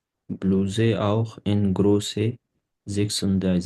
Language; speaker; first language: German; non-native, learner; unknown